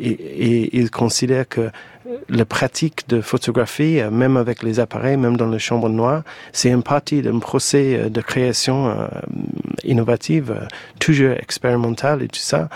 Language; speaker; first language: French; non-native, fluent; English